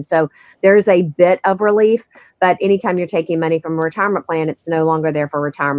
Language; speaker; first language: English; native; English